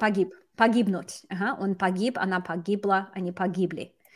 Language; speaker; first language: Russian; non-native, fluent; English